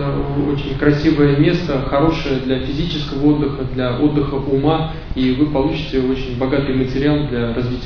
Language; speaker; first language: Russian; native; Russian